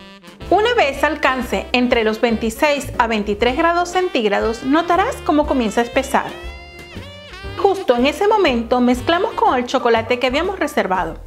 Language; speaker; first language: Spanish; native; Spanish